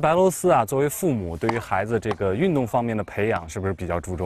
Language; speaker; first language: Chinese; native; Chinese